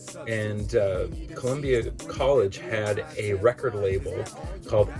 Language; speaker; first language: English; native; English